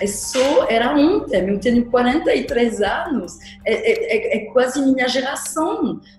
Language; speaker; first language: Portuguese; non-native, fluent; French